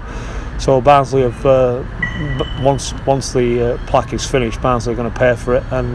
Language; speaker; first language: English; native; English